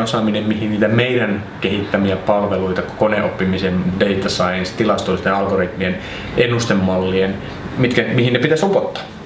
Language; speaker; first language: Finnish; native; Finnish